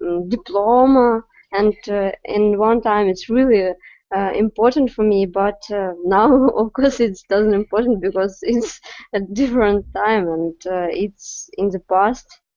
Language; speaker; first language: English; non-native, learner; Russian